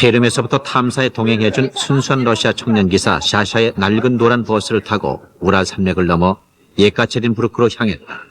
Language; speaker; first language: Korean; native; Korean